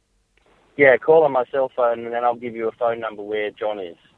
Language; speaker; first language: English; native; English